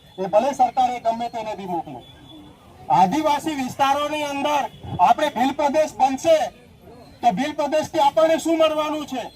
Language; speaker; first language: Gujarati; non-native, local second language; Bhili